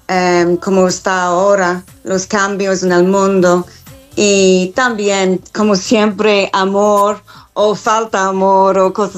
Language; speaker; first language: Spanish; non-native, fluent; English